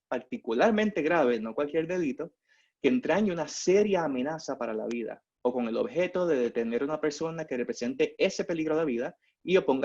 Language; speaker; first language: Spanish; native; Spanish